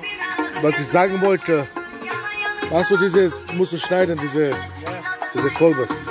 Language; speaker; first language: German; non-native, learner; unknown